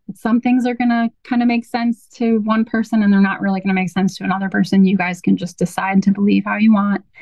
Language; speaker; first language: English; native; English